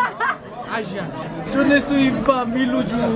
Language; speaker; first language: French; non-native, learner; Korean